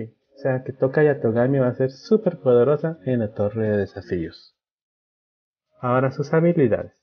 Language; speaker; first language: Spanish; native; Spanish